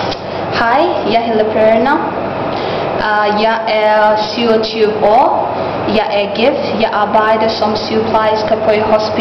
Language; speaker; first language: Danish; non-native, learner; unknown